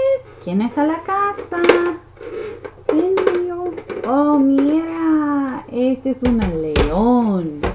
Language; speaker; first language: Spanish; non-native, learner; English